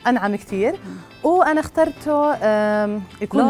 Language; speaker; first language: Arabic; native; Arabic